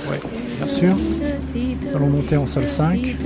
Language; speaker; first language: French; native; French